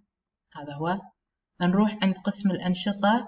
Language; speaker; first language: Arabic; native; Arabic